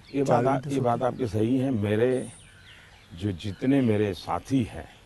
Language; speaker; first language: Hindi; non-native, local second language; Gujarati